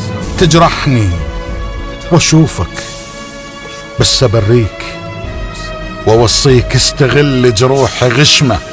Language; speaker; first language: Arabic; native; Arabic